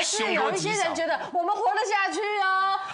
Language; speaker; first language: Chinese; native; Chinese